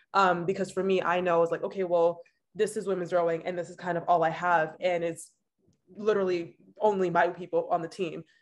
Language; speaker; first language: English; native; English